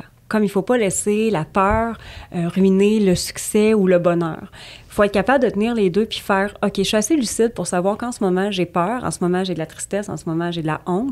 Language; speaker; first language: French; native; French